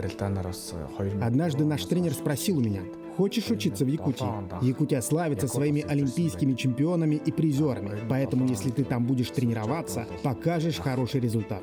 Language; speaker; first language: Russian; non-native, fluent; Mongolian